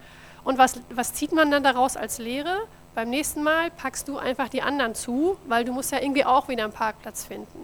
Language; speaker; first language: German; native; German